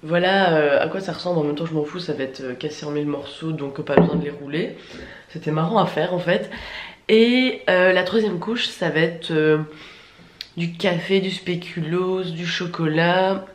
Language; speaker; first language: French; native; French